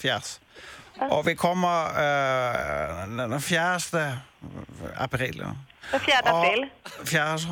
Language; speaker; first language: Swedish; non-native, learner; Danish